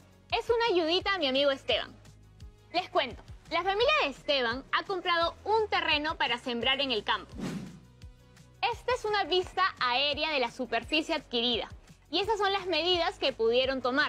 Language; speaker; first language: Spanish; native; Spanish